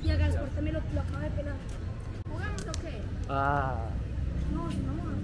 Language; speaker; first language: Spanish; native; Spanish